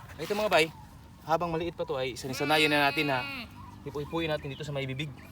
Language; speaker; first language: Filipino; non-native, local second language; Cebuano